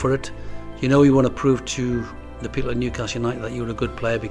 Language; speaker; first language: English; native; English